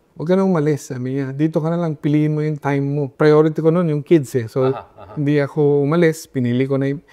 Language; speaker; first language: Filipino; non-native, local second language; Iloko